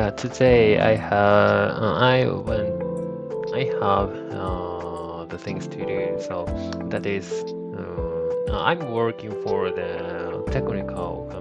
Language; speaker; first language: English; non-native, learner; Japanese